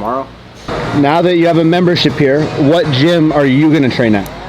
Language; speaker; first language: English; native; English